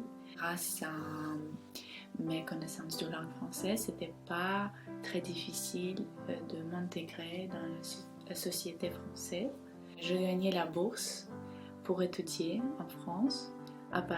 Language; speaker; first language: French; non-native, fluent; Ukrainian